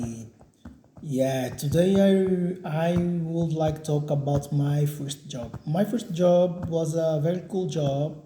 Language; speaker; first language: English; non-native, learner; Portuguese